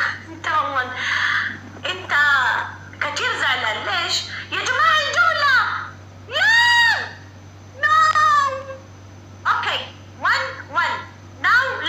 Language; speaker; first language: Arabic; non-native, learner; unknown